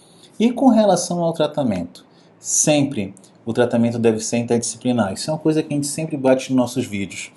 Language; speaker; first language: Portuguese; native; Portuguese